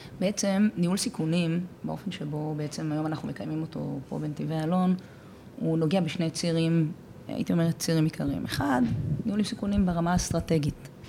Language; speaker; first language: Hebrew; native; Hebrew